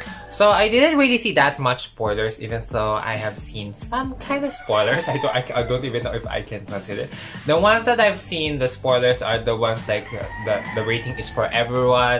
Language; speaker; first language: English; non-native, local second language; Filipino